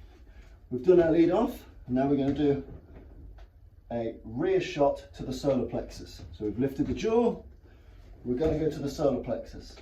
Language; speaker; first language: English; native; English